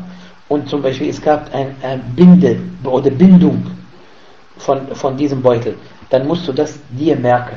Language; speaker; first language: German; non-native, fluent; Arabic